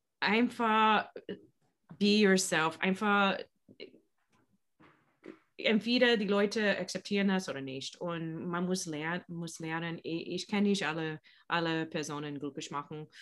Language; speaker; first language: German; non-native, learner; English